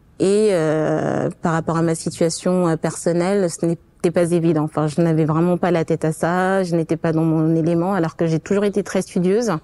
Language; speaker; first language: French; non-native, fluent; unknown